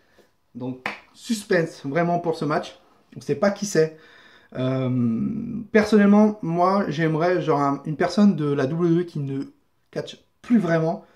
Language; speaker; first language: French; native; French